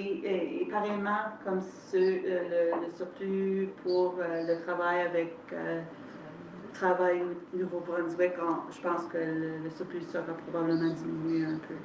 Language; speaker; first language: French; native; French